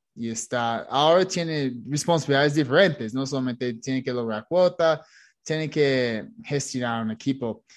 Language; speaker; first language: Spanish; non-native, fluent; English